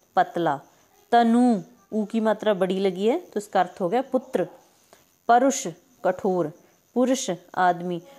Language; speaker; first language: Hindi; native; Hindi